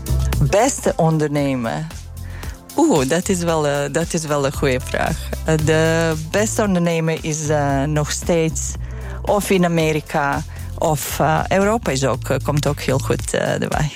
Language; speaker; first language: Dutch; non-native, fluent; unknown